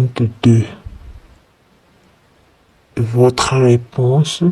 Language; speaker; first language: French; non-native, fluent; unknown